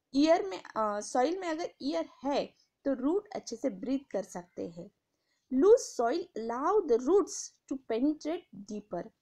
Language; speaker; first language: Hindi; non-native, local second language; Marathi